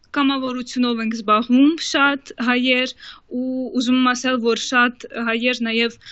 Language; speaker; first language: Armenian; early bilingual, heritage; Armenian